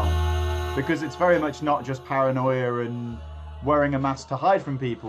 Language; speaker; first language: English; native; English